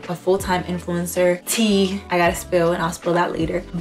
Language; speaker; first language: English; native; English